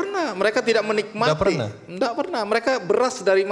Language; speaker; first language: Indonesian; native; Indonesian